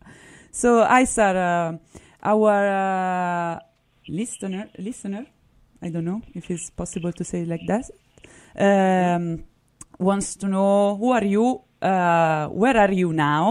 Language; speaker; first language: English; non-native, fluent; Italian